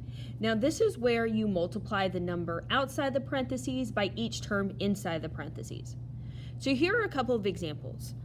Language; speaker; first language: English; native; English